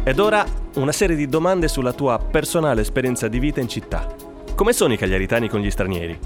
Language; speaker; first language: Italian; native; Italian